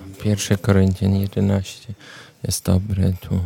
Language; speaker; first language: Polish; non-native, learner; German